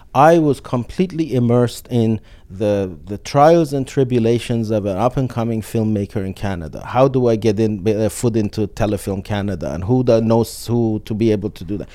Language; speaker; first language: English; non-native, fluent; Persian